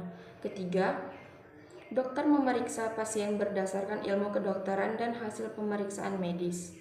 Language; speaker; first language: Indonesian; native; Indonesian